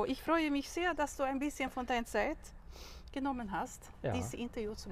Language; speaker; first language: German; non-native, learner; Swedish